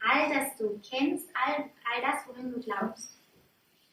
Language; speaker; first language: German; native; German